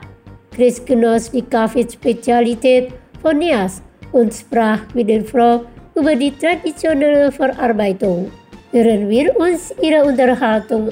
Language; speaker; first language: German; non-native, fluent; Indonesian